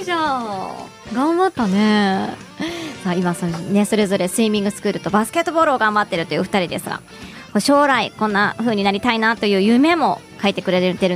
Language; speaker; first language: Japanese; native; Japanese